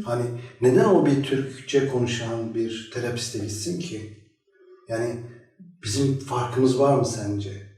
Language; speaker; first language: Turkish; native; Turkish